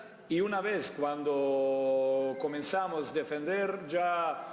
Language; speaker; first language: Spanish; non-native, fluent; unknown